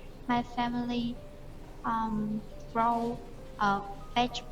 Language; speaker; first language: English; non-native, learner; Vietnamese